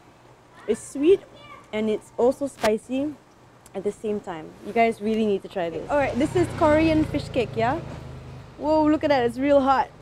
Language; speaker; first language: English; non-native, fluent; Malay